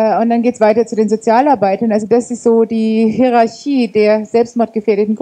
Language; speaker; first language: German; native; German